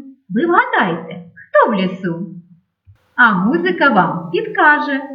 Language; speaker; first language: Ukrainian; native; Ukrainian